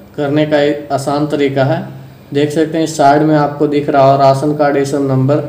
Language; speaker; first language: Hindi; native; Hindi